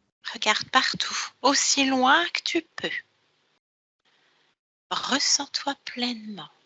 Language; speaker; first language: French; native; French